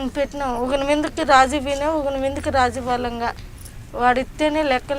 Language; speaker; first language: Telugu; native; Telugu